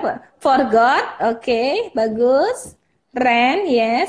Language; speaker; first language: English; non-native, fluent; Indonesian